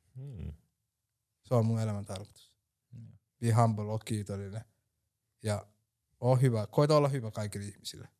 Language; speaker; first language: Finnish; early bilingual, other home language; Somali